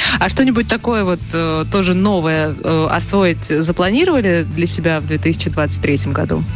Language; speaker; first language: Russian; native; Russian